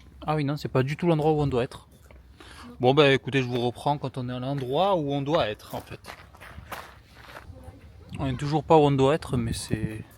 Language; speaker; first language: French; native; French